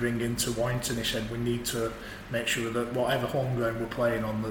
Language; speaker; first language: English; native; English